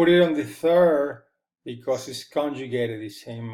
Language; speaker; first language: English; non-native, fluent; Spanish